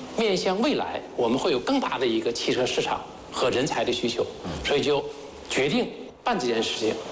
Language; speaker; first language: Chinese; native; Chinese